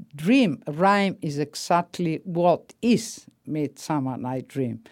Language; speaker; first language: English; non-native, fluent; Italian